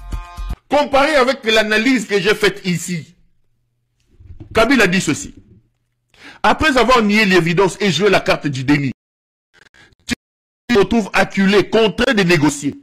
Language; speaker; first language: French; non-native, local second language; Lingala